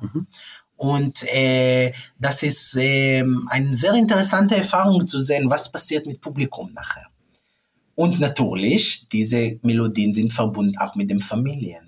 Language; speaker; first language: German; non-native, fluent; Hebrew